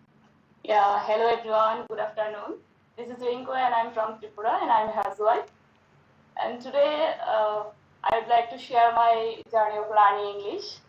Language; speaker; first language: English; non-native, learner; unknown